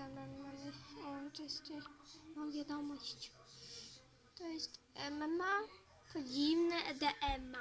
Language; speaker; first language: Polish; early bilingual, heritage; Polish